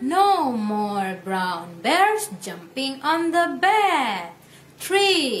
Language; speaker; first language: English; non-native, fluent; Indonesian